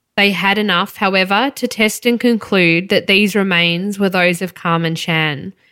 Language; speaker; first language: English; native; English